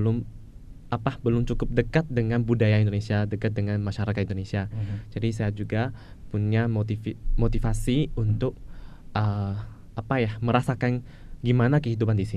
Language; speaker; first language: Indonesian; non-native, fluent; Chinese